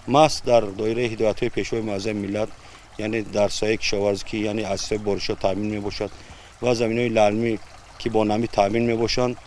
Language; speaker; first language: Tajik; native; Tajik